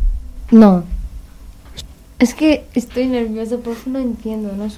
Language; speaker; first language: Spanish; non-native, learner; Urdu